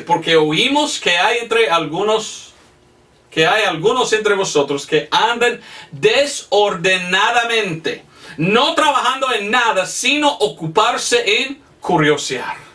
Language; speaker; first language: Spanish; non-native, fluent; English